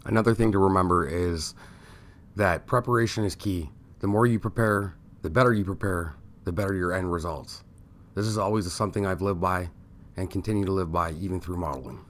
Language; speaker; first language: English; native; English